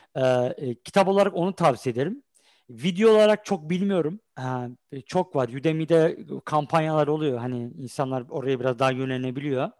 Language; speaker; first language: Turkish; early bilingual, heritage; Turkish